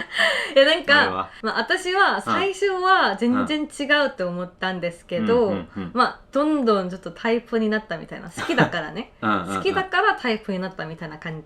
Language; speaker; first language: Japanese; non-native, fluent; Korean